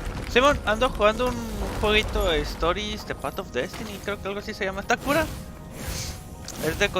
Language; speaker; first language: Spanish; native; Spanish